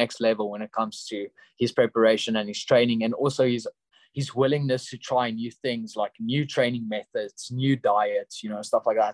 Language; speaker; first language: English; non-native, local second language; Afrikaans